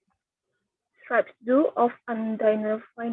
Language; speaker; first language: German; non-native, learner; Indonesian